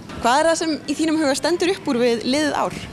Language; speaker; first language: Icelandic; native; Icelandic